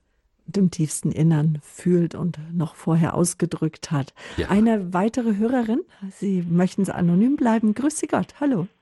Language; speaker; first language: German; native; German